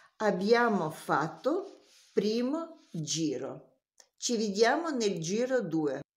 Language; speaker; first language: Italian; non-native, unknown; Russian